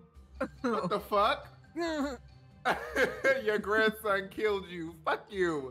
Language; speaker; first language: English; native; English